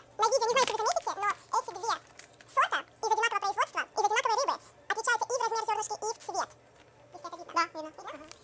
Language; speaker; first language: Russian; early bilingual, heritage; Russian